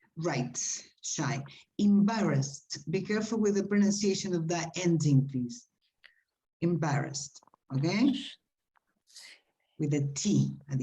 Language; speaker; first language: English; non-native, fluent; Spanish